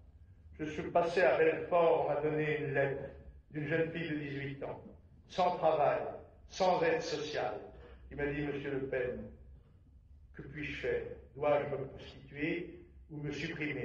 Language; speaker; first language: French; native; French